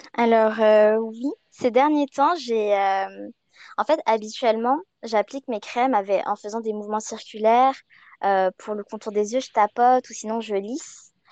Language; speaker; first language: French; early bilingual, other home language; Chinese